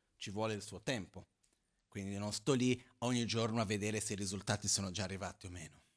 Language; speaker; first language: Italian; non-native, fluent; Portuguese